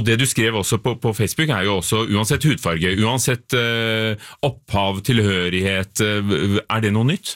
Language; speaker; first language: Norwegian; native; Norwegian